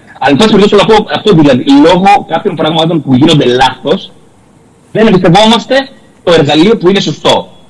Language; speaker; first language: Greek; native; Greek